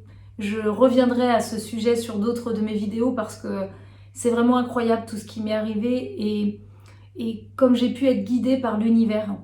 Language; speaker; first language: French; native; French